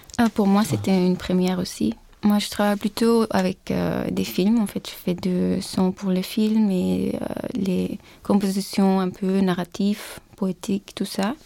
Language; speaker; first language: French; non-native, fluent; Turkish